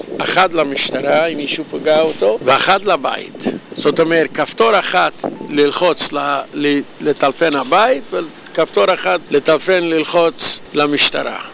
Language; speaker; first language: Hebrew; non-native, fluent; Yiddish